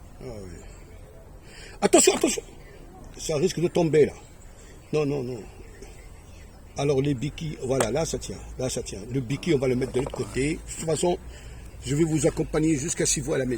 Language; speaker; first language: French; native; French